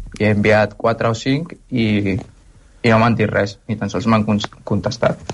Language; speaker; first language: Catalan; early bilingual, heritage; Spanish